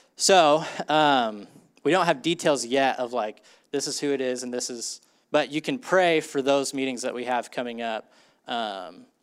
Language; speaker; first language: English; native; English